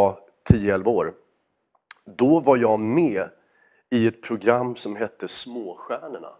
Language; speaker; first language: Swedish; native; Swedish